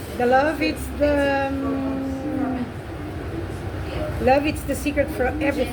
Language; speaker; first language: English; non-native, learner; Portuguese